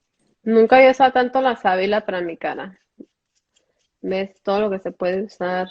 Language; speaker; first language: Spanish; early bilingual, heritage; Spanish